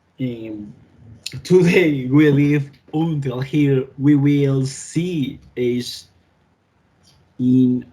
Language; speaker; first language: English; non-native, learner; Spanish